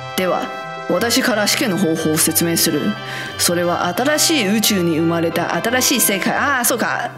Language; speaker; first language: Japanese; non-native, fluent; Chinese